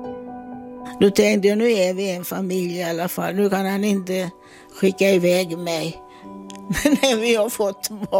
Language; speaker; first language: Swedish; non-native, fluent; Italian